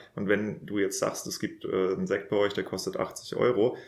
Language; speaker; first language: German; native; German